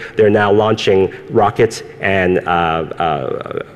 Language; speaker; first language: English; early bilingual, other home language; Cantonese